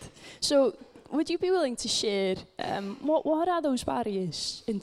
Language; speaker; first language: English; native; English